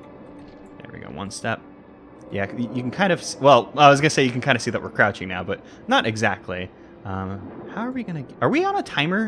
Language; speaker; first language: English; native; English